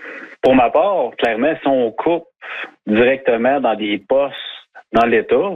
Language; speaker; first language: French; native; French